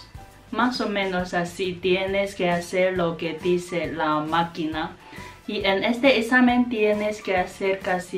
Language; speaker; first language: Spanish; non-native, fluent; Chinese